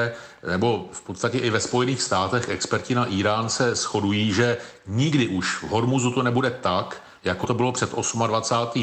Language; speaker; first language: Czech; native; Czech